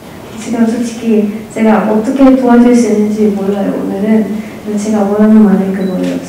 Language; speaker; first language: Korean; non-native, fluent; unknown